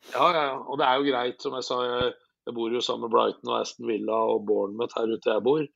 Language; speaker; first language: Norwegian; native; Norwegian